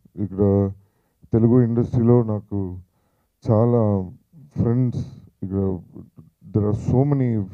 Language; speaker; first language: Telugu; non-native, learner; Tamil